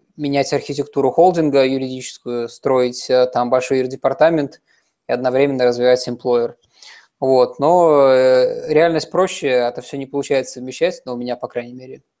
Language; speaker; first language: Russian; native; Russian